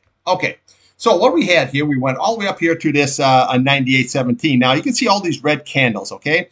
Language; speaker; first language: English; native; English